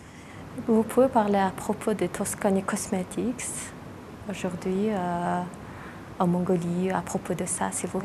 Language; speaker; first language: French; non-native, learner; Mongolian